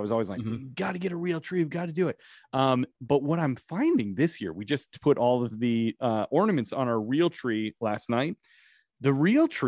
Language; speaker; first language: English; native; English